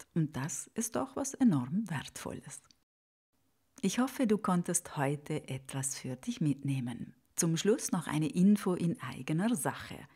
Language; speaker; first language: German; native; German